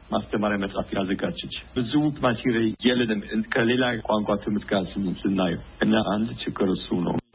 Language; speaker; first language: Amharic; non-native, fluent; German